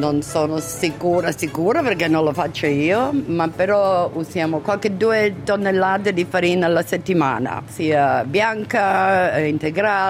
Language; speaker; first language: Italian; early bilingual, other home language; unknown